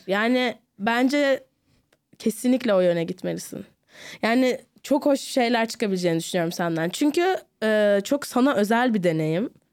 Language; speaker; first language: Turkish; native; Turkish